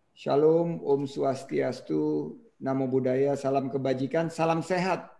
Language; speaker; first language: Indonesian; native; Indonesian